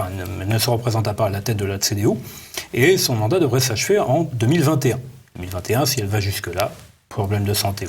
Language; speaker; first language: French; native; French